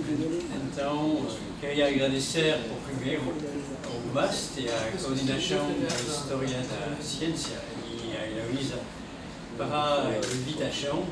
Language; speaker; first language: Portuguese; non-native, learner; French